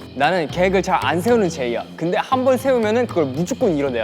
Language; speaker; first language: Korean; native; Korean